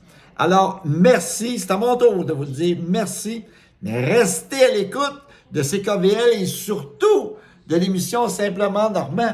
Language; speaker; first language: French; native; French